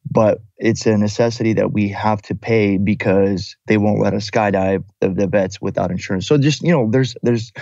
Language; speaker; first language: English; early bilingual, other home language; Russian